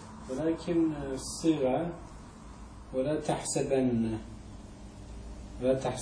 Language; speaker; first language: Arabic; non-native, learner; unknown